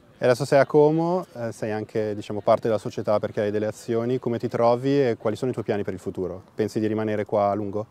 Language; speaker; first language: Italian; native; Italian